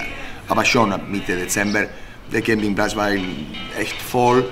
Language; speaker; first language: German; non-native, fluent; Spanish